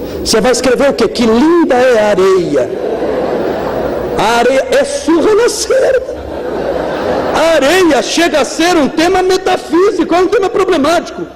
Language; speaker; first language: Portuguese; native; Portuguese